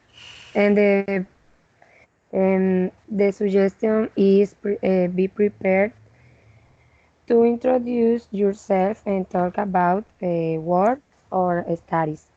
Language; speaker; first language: English; non-native, learner; Spanish